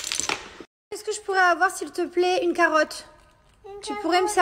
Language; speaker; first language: French; native; French